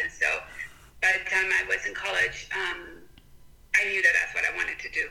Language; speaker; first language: English; non-native, fluent; Spanish